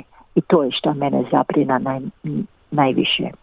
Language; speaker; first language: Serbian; early bilingual, heritage; English